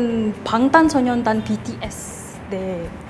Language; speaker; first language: Korean; non-native, fluent; Indonesian